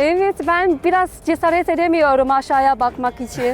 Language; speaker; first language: Turkish; non-native, learner; Chinese